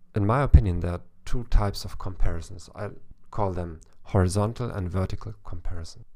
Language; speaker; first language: English; non-native, fluent; German